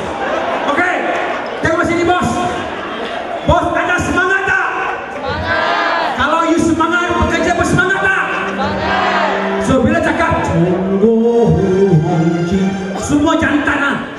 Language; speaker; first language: Malay; native; Malay